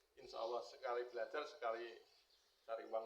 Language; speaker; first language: Indonesian; native; Indonesian